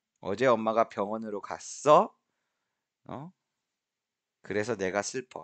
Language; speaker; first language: Korean; non-native, fluent; Spanish